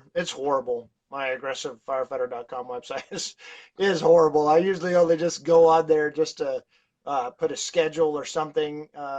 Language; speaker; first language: English; native; English